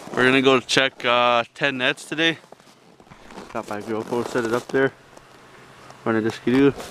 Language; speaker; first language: English; native; English